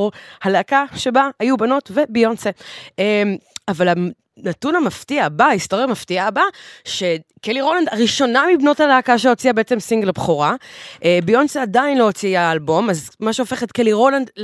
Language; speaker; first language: Hebrew; native; Hebrew